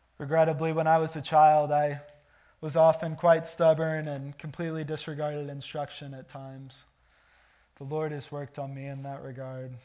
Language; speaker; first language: English; native; English